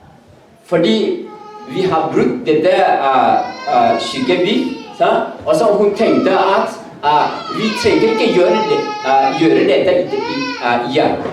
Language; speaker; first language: Norwegian; non-native, learner; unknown